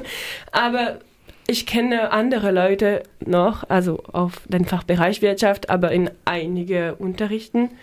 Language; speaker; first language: German; non-native, fluent; French